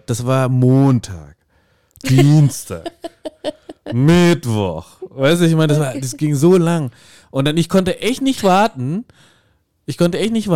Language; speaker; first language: German; non-native, fluent; Indonesian